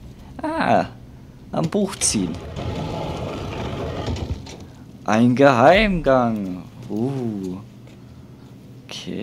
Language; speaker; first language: German; native; German